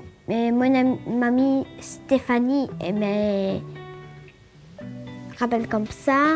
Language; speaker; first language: French; non-native, learner; Greek